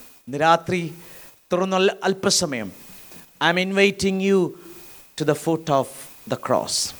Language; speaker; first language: English; non-native, local second language; Malayalam